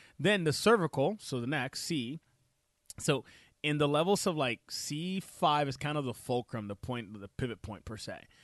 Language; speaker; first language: English; non-native, fluent; Spanish